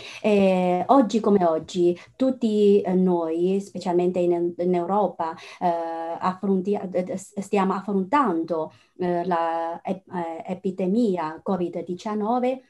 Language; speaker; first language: Italian; non-native, fluent; Chinese